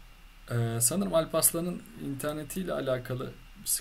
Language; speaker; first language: Turkish; native; Turkish